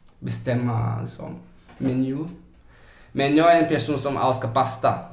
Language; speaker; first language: Swedish; non-native, fluent; Portuguese